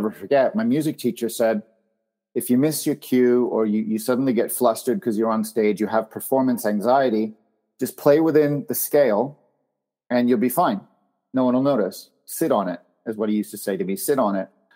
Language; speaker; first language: English; native; English